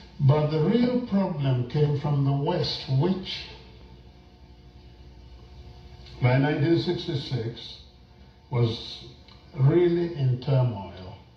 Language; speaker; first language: English; non-native, local second language; Igbo